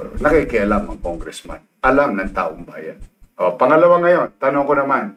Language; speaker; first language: Filipino; native; Filipino